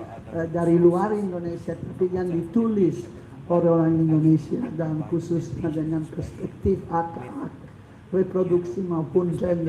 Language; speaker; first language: Indonesian; non-native, fluent; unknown